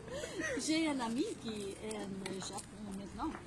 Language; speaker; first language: French; non-native, learner; English